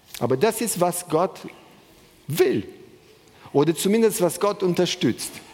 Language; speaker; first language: German; non-native, fluent; Romanian